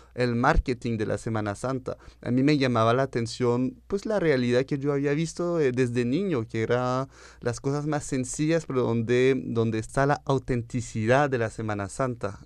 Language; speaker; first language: Spanish; early bilingual, heritage; French